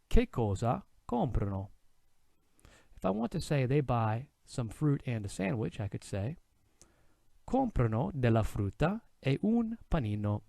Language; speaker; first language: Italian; non-native, fluent; English